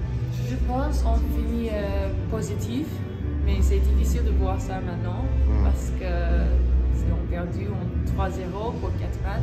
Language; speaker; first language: French; non-native, learner; English